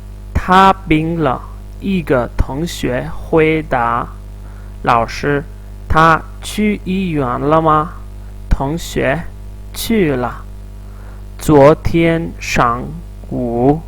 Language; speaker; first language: Chinese; non-native, fluent; Urdu